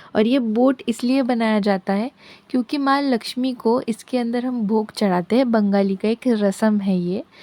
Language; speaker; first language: Hindi; non-native, local second language; Bangla